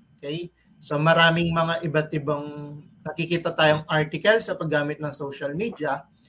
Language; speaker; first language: Filipino; native; Filipino